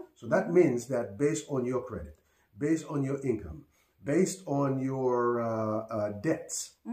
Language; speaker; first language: English; non-native, fluent; Haitian Creole